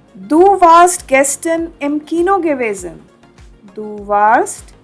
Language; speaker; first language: German; non-native, fluent; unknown